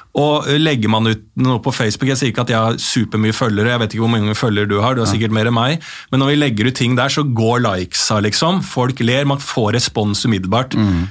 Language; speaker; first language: Norwegian; native; Norwegian